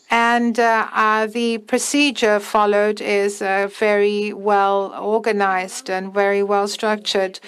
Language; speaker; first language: English; non-native, fluent; German